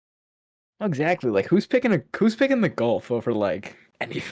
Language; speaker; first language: English; native; English